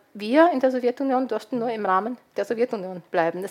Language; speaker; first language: German; early bilingual, other home language; Ukrainian